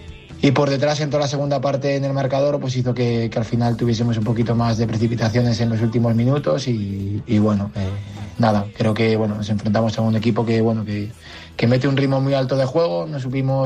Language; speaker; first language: Spanish; native; Spanish